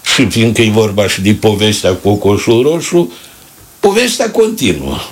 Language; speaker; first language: Romanian; native; Romanian